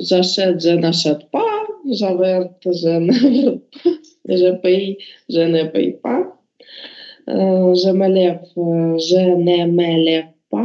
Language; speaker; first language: French; non-native, learner; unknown